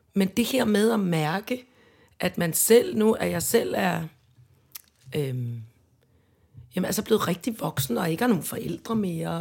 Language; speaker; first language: Danish; native; Danish